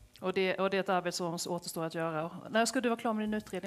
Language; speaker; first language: Swedish; native; Swedish